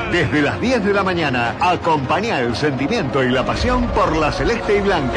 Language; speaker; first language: Spanish; native; Spanish